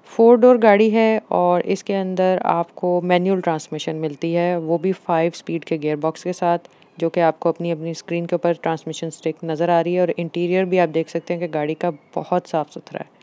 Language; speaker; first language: Urdu; native; Urdu